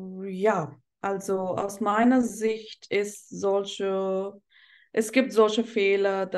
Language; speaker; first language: German; non-native, fluent; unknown